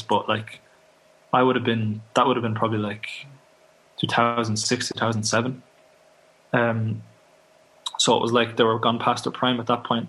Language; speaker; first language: English; native; English